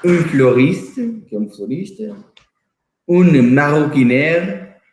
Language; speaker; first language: French; non-native, learner; Portuguese